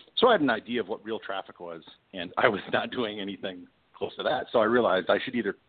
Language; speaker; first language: English; native; English